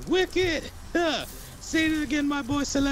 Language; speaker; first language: English; native; English